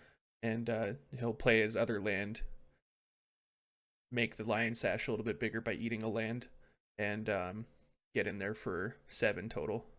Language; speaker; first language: English; native; English